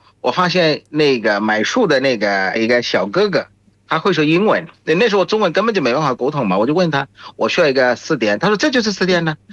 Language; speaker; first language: Chinese; non-native, fluent; Bangla